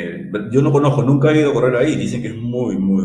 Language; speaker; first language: Spanish; native; Spanish